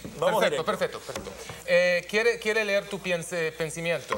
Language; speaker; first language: Spanish; non-native, learner; Hebrew